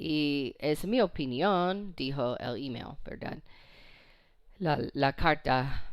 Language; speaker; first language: Spanish; non-native, fluent; English